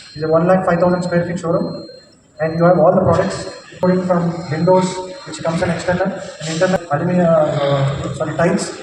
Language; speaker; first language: English; non-native, local second language; Telugu